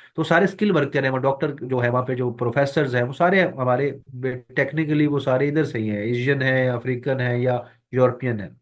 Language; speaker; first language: Urdu; non-native, local second language; Punjabi